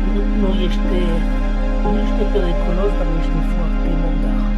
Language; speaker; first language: Romanian; non-native, learner; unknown